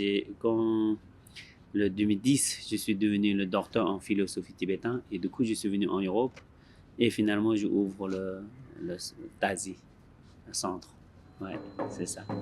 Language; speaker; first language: French; non-native, learner; Tibetan